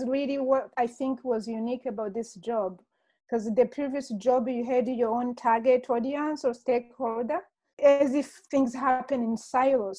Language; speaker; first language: English; non-native, local second language; Kinyarwanda